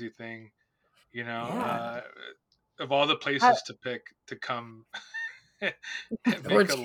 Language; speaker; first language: English; native; English